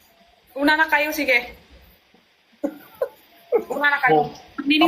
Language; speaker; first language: Filipino; non-native, learner; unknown